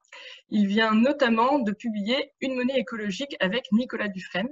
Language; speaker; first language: French; native; French